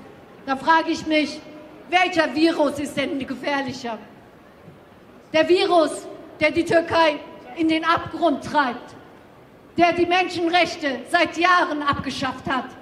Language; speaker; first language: German; non-native, fluent; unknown